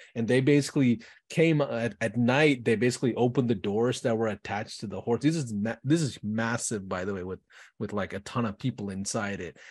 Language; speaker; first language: English; native; English